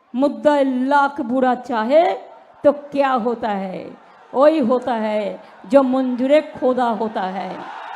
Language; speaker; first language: Hindi; non-native, local second language; Bangla